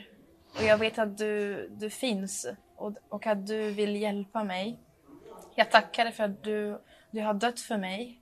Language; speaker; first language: Swedish; early bilingual, other home language; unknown